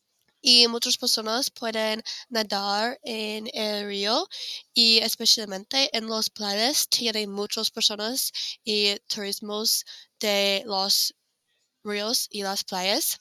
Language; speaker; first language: Spanish; non-native, learner; English